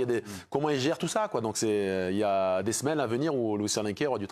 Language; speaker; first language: French; native; French